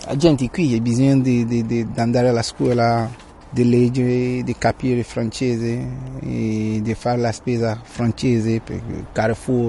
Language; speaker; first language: Italian; non-native, learner; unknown